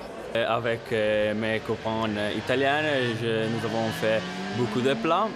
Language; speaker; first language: French; non-native, learner; Italian